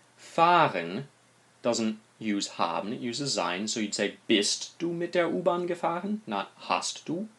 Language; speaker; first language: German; non-native, fluent; English